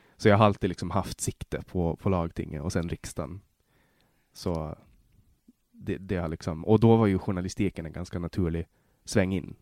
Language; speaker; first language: Swedish; native; Swedish